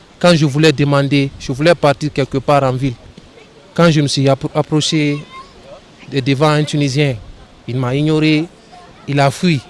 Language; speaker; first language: French; non-native, local second language; Fula